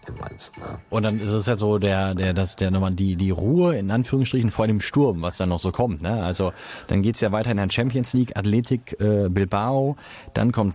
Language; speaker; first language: German; native; German